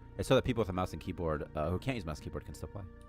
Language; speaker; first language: English; native; English